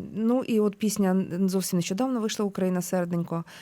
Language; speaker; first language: Ukrainian; native; Ukrainian